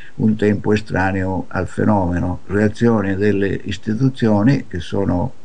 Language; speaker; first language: Italian; native; Italian